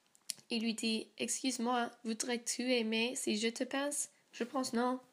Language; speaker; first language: French; non-native, learner; English